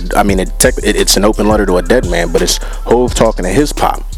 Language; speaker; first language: English; native; English